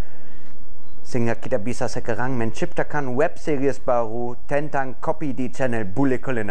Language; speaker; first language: Indonesian; non-native, fluent; German